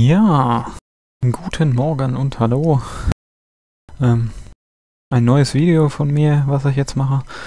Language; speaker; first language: German; native; German